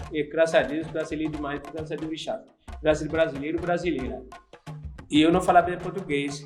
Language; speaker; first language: Portuguese; non-native, learner; Yoruba